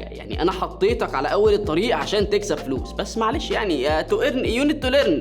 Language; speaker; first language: Arabic; native; Arabic